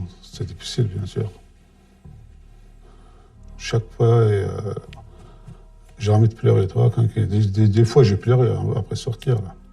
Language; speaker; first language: French; non-native, learner; Turkish